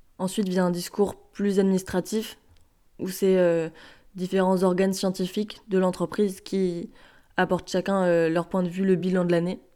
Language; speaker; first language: French; native; French